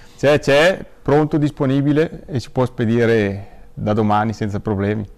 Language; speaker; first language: Italian; native; Italian